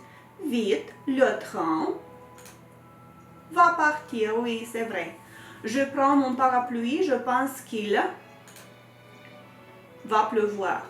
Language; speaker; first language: French; non-native, fluent; Romanian